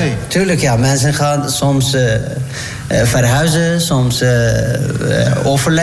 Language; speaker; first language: Dutch; non-native, learner; Turkish